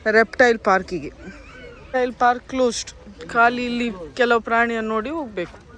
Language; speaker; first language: Kannada; native; Kannada